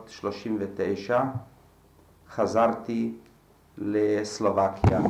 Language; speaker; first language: Hebrew; non-native, fluent; Slovak